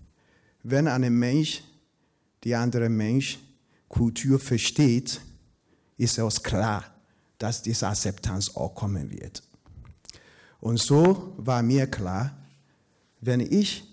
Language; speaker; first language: German; non-native, fluent; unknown